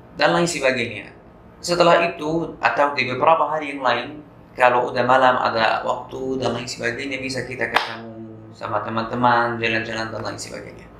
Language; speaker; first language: Indonesian; non-native, fluent; Arabic